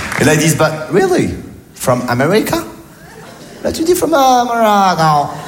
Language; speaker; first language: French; native; French